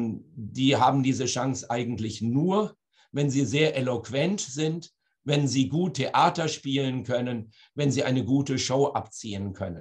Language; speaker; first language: German; native; German